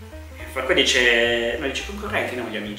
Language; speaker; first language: Italian; native; Italian